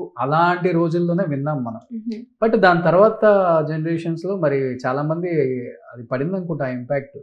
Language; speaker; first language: Telugu; native; Telugu